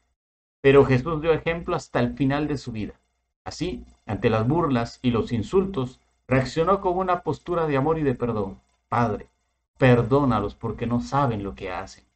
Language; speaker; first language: Spanish; native; Spanish